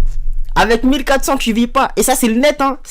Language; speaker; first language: French; native; French